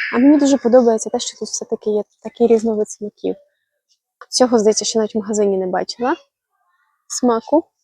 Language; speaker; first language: Ukrainian; native; Ukrainian